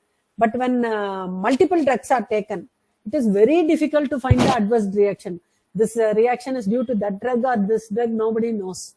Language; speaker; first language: English; non-native, local second language; Tamil